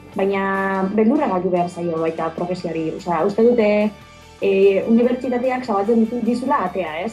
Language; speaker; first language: Basque; native; Basque